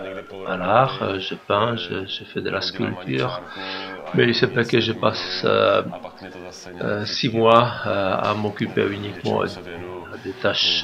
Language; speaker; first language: French; non-native, fluent; Czech